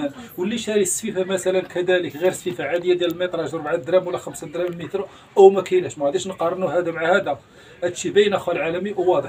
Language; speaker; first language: Arabic; native; Arabic